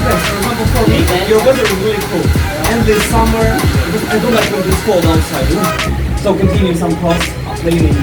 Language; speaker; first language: English; non-native, learner; Russian